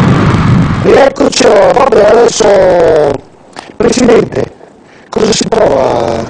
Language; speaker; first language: Italian; native; Italian